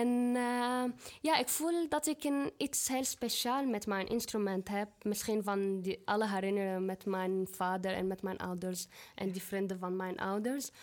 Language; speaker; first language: Dutch; non-native, fluent; Arabic